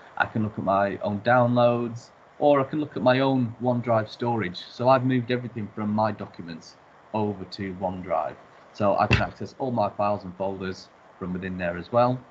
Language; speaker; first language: English; native; English